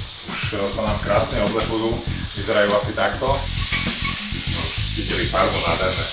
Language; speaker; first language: Slovak; native; Slovak